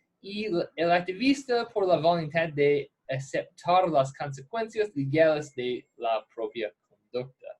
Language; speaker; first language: Spanish; non-native, fluent; English